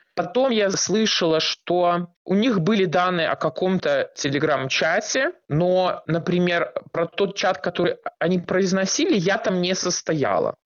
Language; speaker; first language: Russian; native; Russian